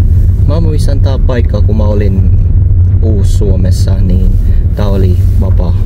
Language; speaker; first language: Finnish; non-native, learner; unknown